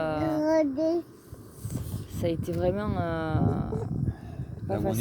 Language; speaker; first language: French; native; French